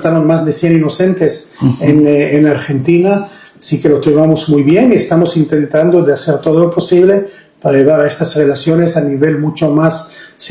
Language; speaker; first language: Spanish; non-native, fluent; Hebrew